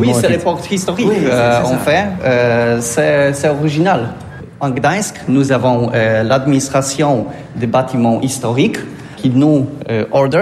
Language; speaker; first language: French; non-native, learner; Polish